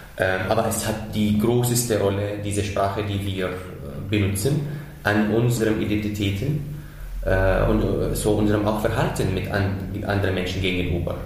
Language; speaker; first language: German; non-native, fluent; Arabic